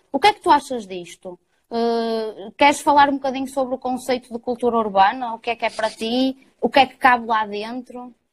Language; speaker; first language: Portuguese; native; Portuguese